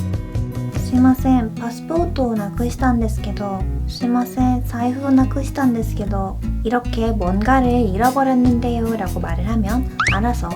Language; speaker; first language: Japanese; non-native, fluent; Korean